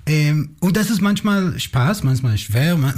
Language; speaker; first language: German; non-native, learner; Hebrew